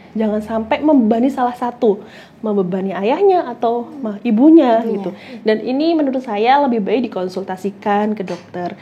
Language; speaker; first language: Indonesian; native; Indonesian